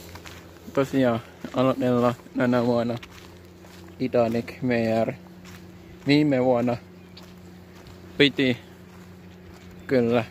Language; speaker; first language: Finnish; native; Finnish